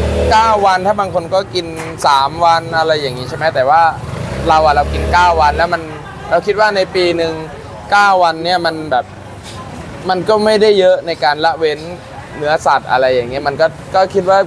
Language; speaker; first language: Thai; native; Thai